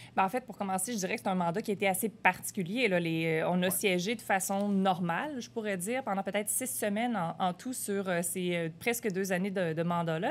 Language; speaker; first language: French; native; French